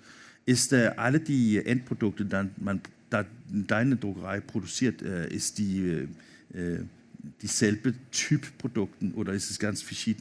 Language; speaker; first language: German; non-native, learner; Danish